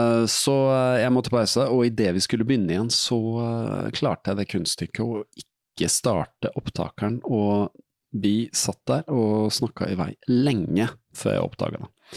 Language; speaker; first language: Norwegian; native; Norwegian